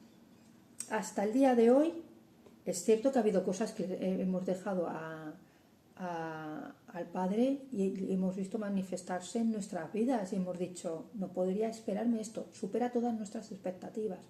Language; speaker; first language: Spanish; native; Spanish